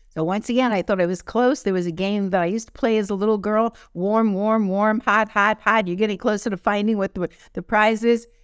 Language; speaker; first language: English; native; English